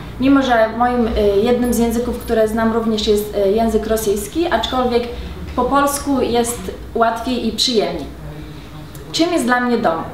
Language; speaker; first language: Polish; native; Polish